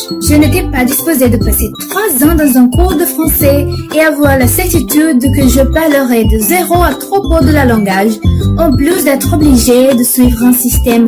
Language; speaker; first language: French; non-native, learner; Portuguese